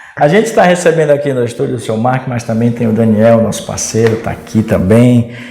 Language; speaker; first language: Portuguese; native; Portuguese